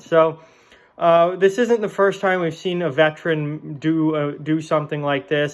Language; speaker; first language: English; native; English